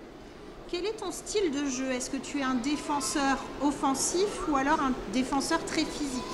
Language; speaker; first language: French; native; French